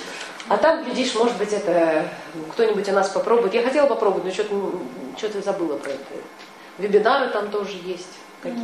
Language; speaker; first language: Russian; native; Russian